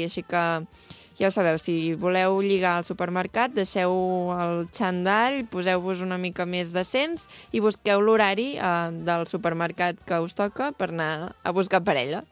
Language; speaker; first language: Catalan; native; Catalan